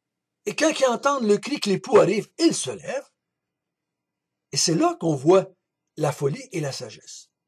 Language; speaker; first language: French; native; French